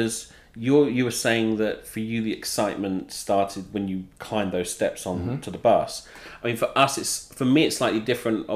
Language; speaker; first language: English; native; English